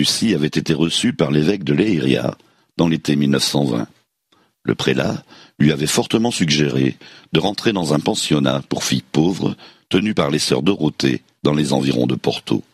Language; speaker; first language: French; native; French